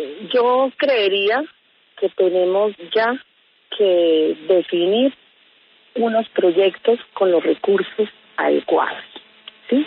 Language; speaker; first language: Spanish; native; Spanish